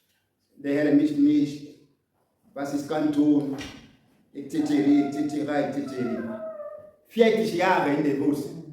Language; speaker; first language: German; non-native, learner; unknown